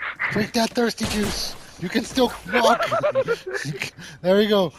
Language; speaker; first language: English; early bilingual, other home language; Spanish